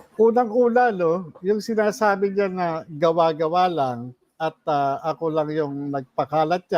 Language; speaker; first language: Filipino; native; Filipino